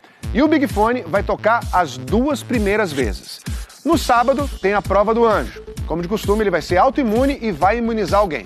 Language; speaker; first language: Portuguese; native; Portuguese